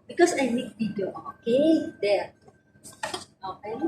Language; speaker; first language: English; non-native, learner; Filipino